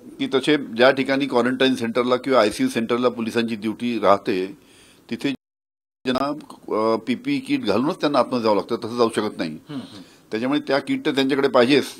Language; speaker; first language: Marathi; native; Marathi